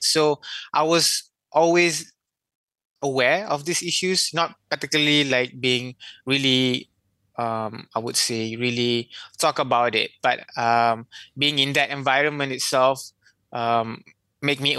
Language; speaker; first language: English; non-native, local second language; Malay